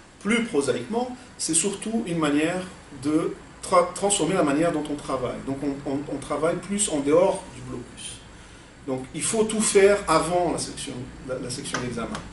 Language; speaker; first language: French; non-native, fluent; Portuguese